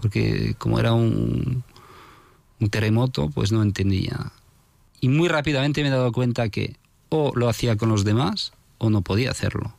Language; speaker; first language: Spanish; non-native, fluent; French